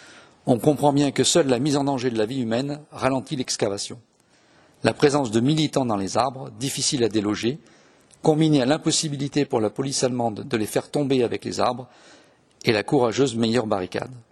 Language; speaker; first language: French; native; French